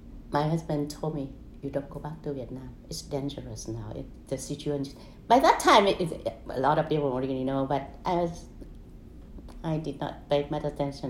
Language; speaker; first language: English; non-native, fluent; Vietnamese